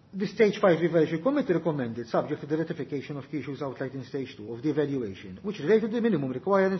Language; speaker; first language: English; non-native, local second language; Maltese